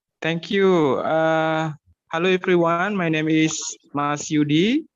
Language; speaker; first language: English; non-native, learner; Indonesian